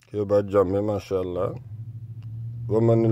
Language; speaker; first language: Arabic; non-native, fluent; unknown